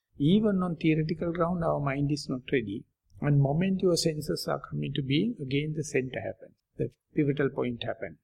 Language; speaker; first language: English; non-native, local second language; Sinhala